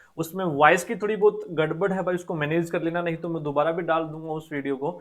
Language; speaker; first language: Hindi; native; Hindi